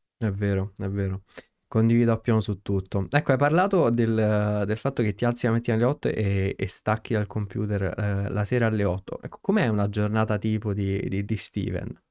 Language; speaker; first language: Italian; early bilingual, other home language; Romanian